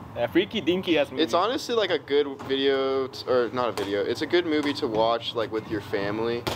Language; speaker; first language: English; native; English